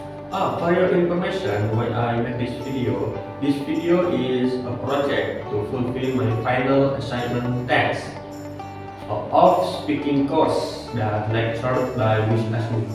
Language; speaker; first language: English; non-native, learner; Indonesian